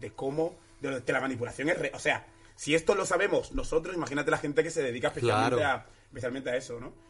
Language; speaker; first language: Spanish; early bilingual, other home language; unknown